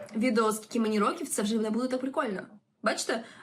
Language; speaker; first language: Ukrainian; non-native, local second language; Russian